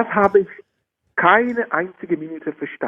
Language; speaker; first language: German; non-native, fluent; Czech